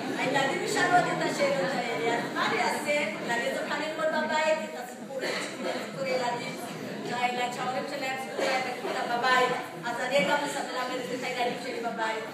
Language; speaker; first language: Hebrew; non-native, fluent; Amharic